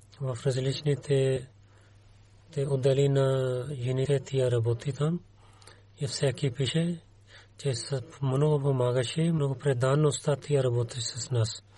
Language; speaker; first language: Bulgarian; non-native, learner; Urdu